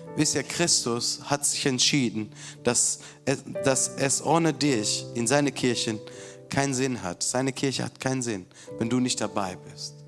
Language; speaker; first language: German; non-native, fluent; Italian